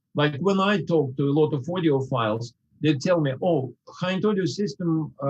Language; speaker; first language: English; non-native, fluent; Russian